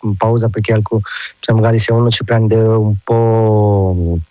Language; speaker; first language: Italian; non-native, learner; Urdu